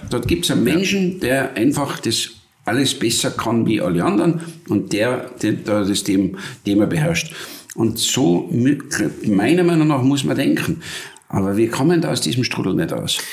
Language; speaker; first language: German; native; German